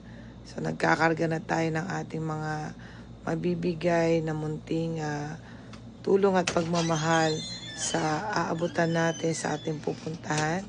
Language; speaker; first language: Filipino; native; Filipino